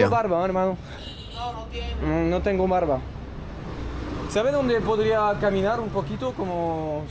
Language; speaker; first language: Spanish; non-native, learner; French